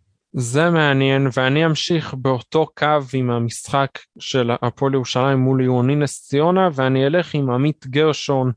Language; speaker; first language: Hebrew; native; Hebrew